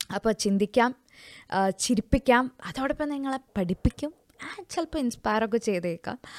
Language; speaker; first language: Malayalam; early bilingual, heritage; Malayalam